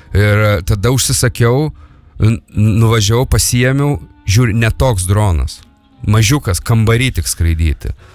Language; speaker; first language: Lithuanian; native; Lithuanian